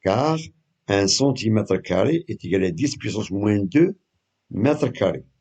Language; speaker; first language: French; non-native, local second language; Arabic